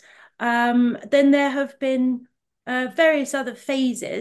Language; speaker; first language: English; native; English